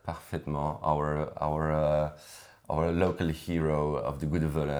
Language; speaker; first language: English; non-native, fluent; French